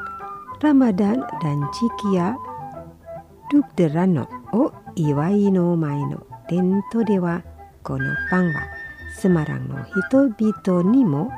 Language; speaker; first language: Japanese; non-native, fluent; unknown